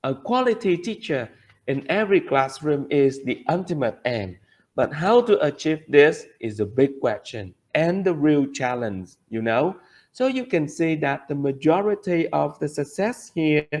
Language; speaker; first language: English; non-native, fluent; Vietnamese